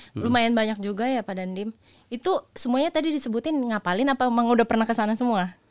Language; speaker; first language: Indonesian; native; Indonesian